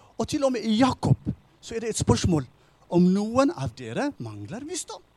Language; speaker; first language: Norwegian; non-native, fluent; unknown